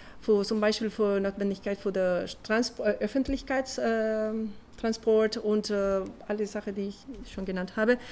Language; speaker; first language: German; non-native, learner; Spanish